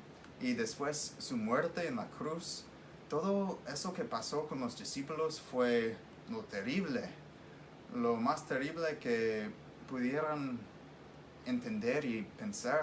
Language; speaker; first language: Spanish; non-native, fluent; English